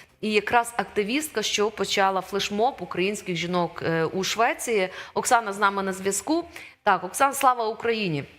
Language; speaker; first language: Ukrainian; native; Ukrainian